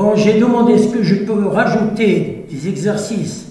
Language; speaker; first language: French; non-native, local second language; Arabic